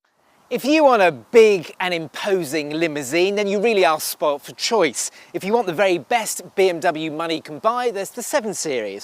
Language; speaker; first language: English; native; English